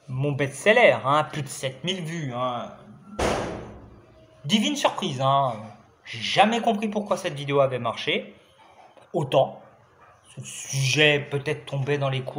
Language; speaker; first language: French; native; French